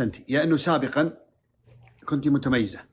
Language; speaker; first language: Arabic; native; Arabic